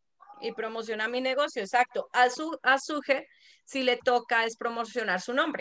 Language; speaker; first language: Spanish; native; Spanish